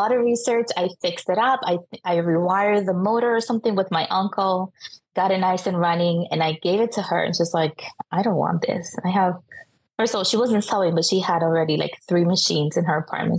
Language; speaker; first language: English; non-native, fluent; Spanish